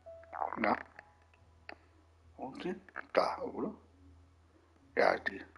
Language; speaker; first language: German; non-native, learner; Vietnamese